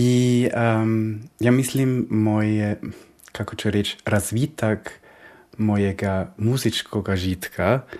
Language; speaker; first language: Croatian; early bilingual, heritage; Croatian